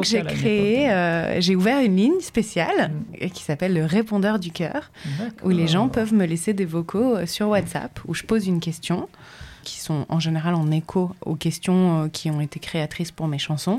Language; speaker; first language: French; native; French